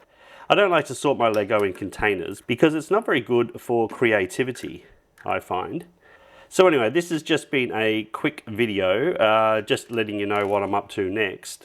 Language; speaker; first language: English; native; English